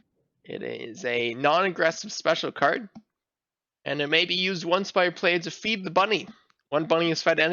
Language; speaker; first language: English; native; English